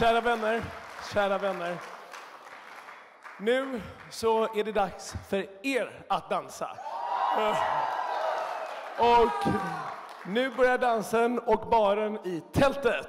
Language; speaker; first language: Swedish; native; Swedish